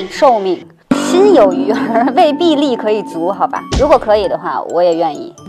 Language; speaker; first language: Chinese; native; Chinese